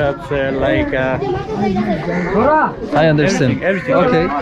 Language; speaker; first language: English; non-native, learner; Polish